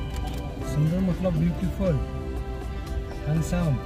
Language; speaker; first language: Hindi; non-native, learner; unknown